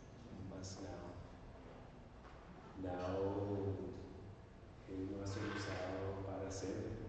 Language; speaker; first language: Portuguese; non-native, learner; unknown